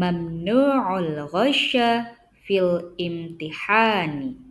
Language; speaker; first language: Arabic; non-native, fluent; Indonesian